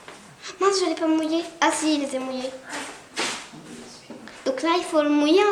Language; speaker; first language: French; native; French